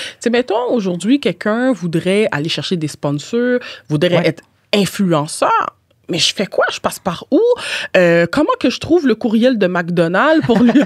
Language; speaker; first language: French; native; French